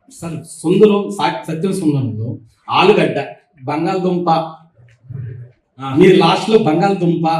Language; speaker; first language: Telugu; native; Telugu